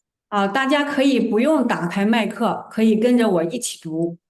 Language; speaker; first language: Chinese; native; Chinese